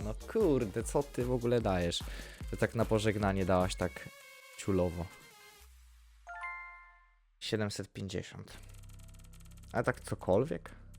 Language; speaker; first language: Polish; native; Polish